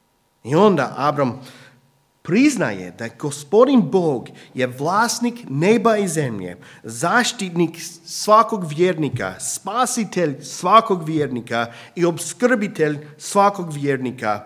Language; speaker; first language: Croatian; non-native, fluent; English